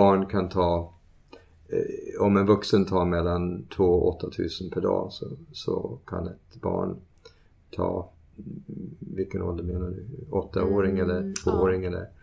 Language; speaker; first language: Swedish; early bilingual, heritage; Swedish